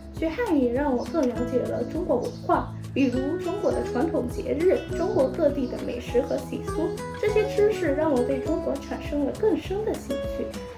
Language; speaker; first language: Chinese; non-native, fluent; Burmese